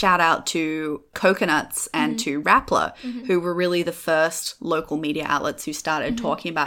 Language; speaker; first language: English; native; English